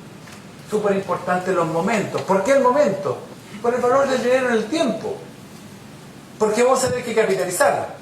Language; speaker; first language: Spanish; native; Spanish